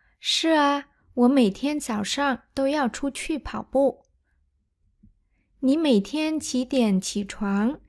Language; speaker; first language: Chinese; non-native, fluent; Vietnamese